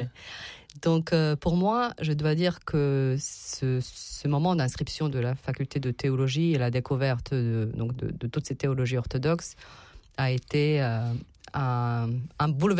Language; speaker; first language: French; non-native, fluent; Serbian